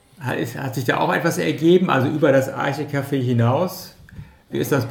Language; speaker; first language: German; native; German